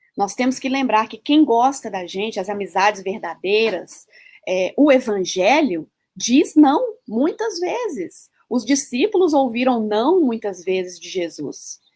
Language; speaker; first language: Portuguese; early bilingual, heritage; Portuguese